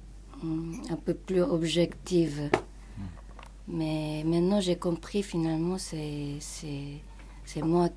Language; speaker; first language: French; non-native, fluent; Japanese